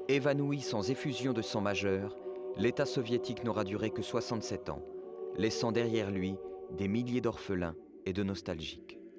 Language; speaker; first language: French; native; French